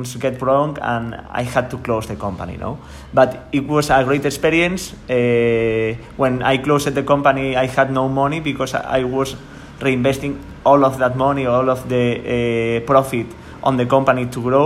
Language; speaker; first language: English; non-native, learner; Spanish